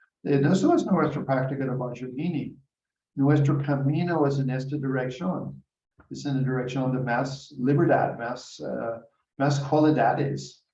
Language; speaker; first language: Spanish; non-native, learner; English